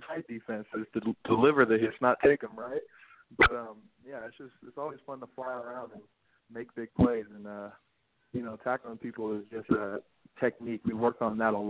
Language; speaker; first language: English; native; English